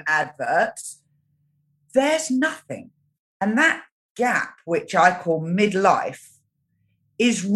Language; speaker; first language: English; native; English